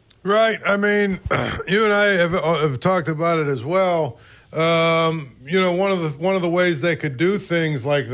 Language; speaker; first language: English; native; English